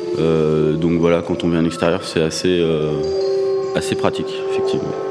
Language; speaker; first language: French; native; French